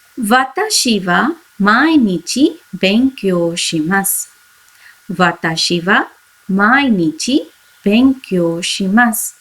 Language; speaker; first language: Japanese; non-native, fluent; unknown